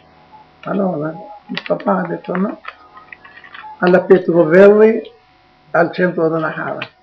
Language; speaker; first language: Italian; non-native, local second language; Arabic